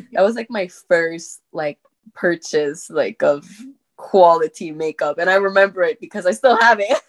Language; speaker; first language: English; non-native, fluent; French